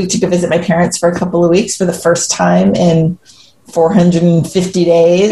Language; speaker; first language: English; native; English